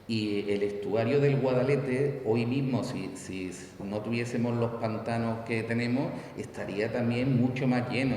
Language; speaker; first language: Spanish; native; Spanish